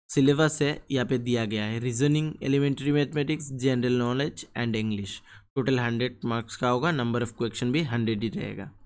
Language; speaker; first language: Hindi; non-native, local second language; Bangla